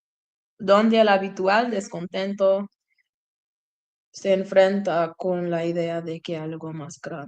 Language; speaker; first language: Spanish; non-native, learner; English